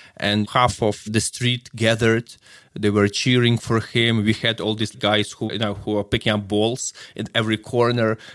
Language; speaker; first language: English; non-native, fluent; Ukrainian